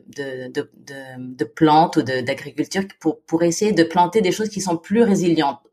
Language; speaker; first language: French; non-native, fluent; Filipino